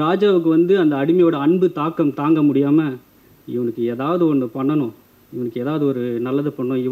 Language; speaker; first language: Tamil; native; Tamil